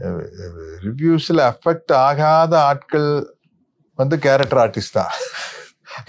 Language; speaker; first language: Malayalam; non-native, learner; Tamil